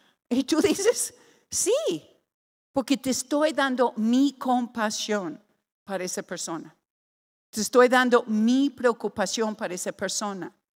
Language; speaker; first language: Spanish; non-native, fluent; English